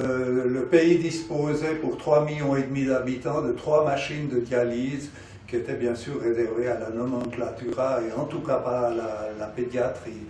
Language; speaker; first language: French; native; French